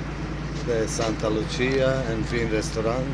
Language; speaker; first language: Swedish; non-native, fluent; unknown